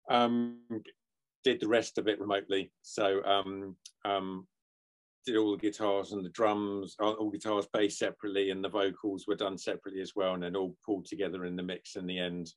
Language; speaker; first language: English; native; English